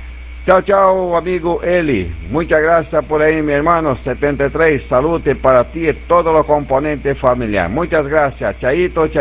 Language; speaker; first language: Spanish; non-native, learner; Portuguese